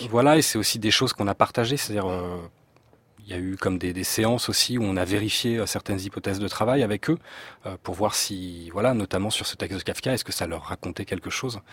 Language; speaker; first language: French; native; French